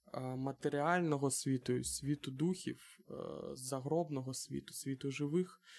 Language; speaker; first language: Ukrainian; non-native, local second language; Russian